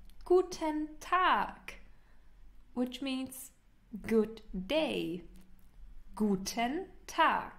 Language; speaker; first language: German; non-native, fluent; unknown